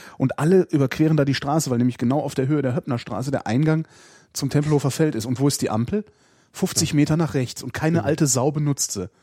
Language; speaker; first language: German; native; German